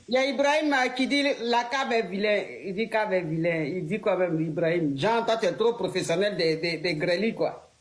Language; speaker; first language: French; native; French